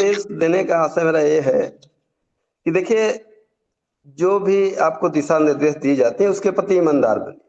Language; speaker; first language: Hindi; native; Hindi